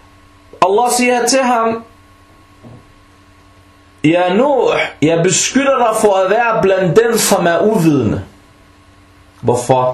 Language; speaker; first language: Danish; non-native, fluent; Arabic